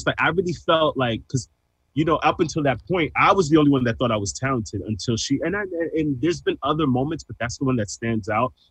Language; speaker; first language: English; early bilingual, other home language; Spanish